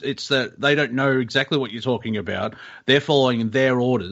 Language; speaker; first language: English; native; English